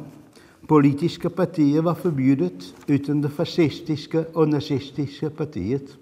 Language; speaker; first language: Swedish; non-native, fluent; Dutch